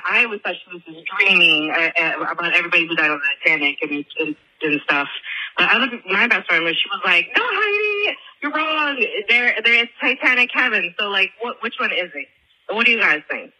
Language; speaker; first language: English; native; English